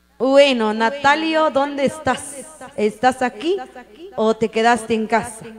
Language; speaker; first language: Spanish; native; Spanish